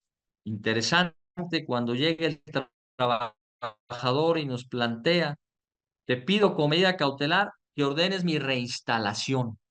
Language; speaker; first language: Spanish; native; Spanish